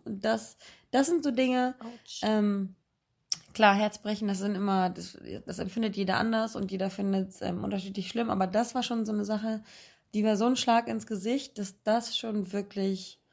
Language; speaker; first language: German; native; German